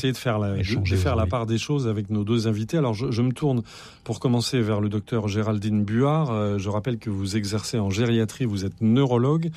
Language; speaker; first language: French; native; French